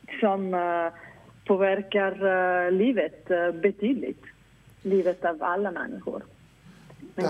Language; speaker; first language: Swedish; non-native, fluent; Italian